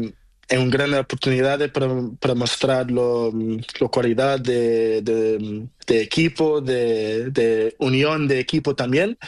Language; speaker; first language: Spanish; non-native, learner; Portuguese